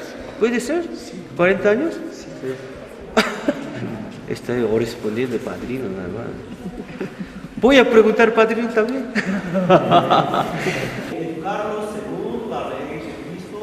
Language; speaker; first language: Spanish; non-native, learner; Korean